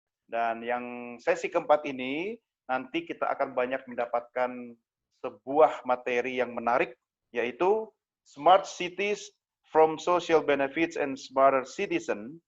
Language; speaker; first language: Indonesian; native; Indonesian